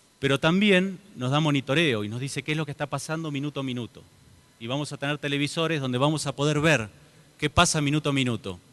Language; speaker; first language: Spanish; native; Spanish